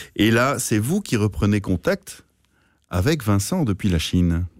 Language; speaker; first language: French; native; French